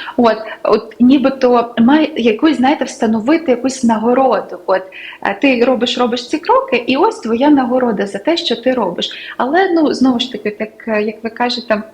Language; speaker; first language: Ukrainian; native; Ukrainian